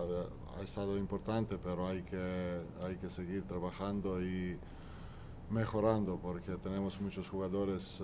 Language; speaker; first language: Spanish; non-native, fluent; Croatian